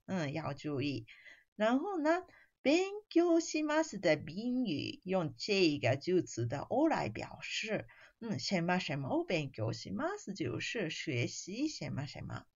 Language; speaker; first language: Chinese; non-native, fluent; Japanese